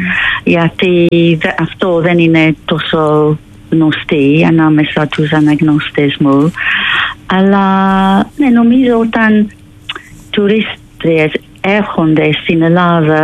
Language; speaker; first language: Greek; non-native, learner; English